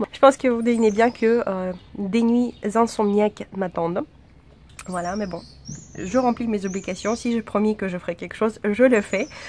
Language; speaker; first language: French; non-native, fluent; Russian